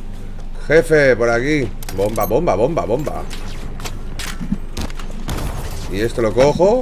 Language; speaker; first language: Spanish; native; Spanish